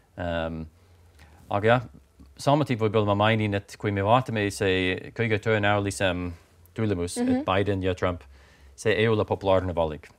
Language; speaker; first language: Estonian; non-native, fluent; English